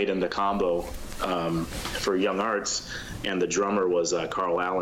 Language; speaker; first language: English; native; English